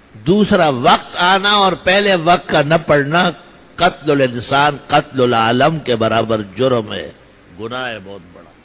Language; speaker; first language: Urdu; non-native, local second language; Pashto